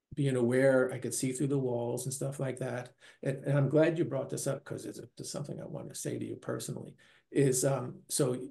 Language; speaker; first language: English; native; English